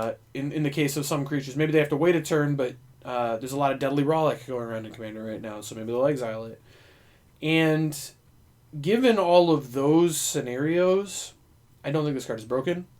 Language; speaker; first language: English; native; English